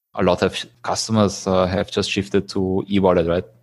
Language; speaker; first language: English; non-native, fluent; German